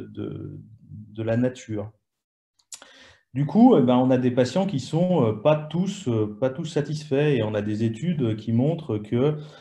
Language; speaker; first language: French; native; French